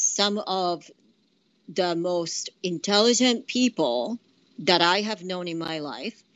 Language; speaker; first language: English; non-native, fluent; Japanese